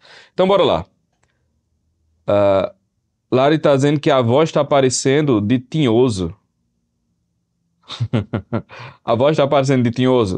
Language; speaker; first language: Portuguese; native; Portuguese